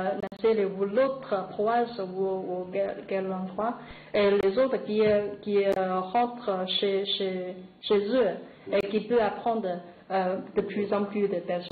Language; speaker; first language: French; non-native, learner; Chinese